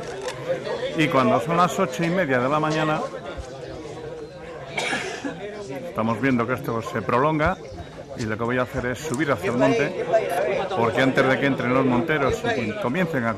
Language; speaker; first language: Spanish; native; Spanish